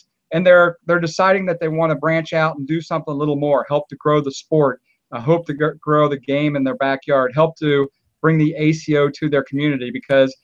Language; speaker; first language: English; native; English